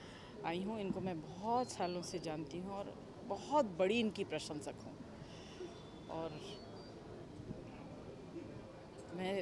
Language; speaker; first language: Hindi; native; Hindi